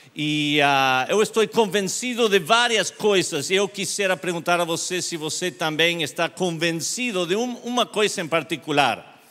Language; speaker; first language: Portuguese; non-native, learner; English